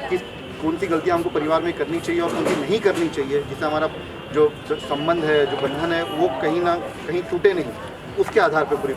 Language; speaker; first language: Hindi; native; Hindi